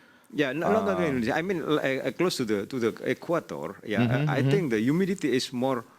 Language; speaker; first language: English; non-native, learner; Indonesian